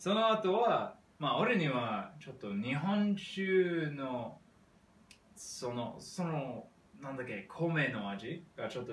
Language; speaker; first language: Japanese; non-native, learner; English